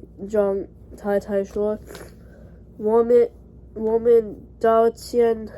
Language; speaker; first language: Chinese; non-native, learner; English